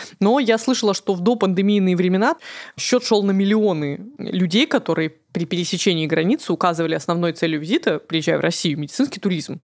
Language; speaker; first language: Russian; native; Russian